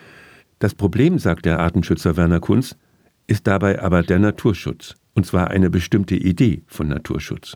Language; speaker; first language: German; native; German